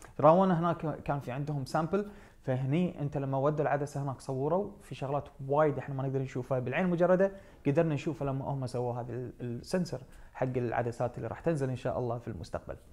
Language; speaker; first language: Arabic; native; Arabic